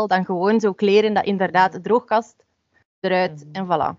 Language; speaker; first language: Dutch; native; Dutch